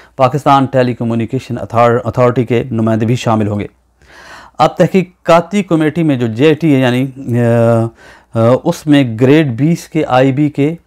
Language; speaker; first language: Urdu; native; Urdu